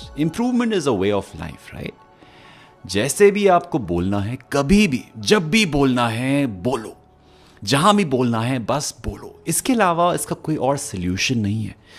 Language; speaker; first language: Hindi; native; Hindi